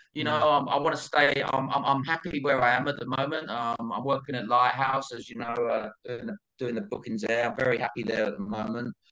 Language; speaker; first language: English; native; English